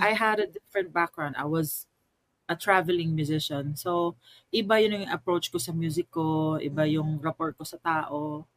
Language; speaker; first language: Filipino; native; Filipino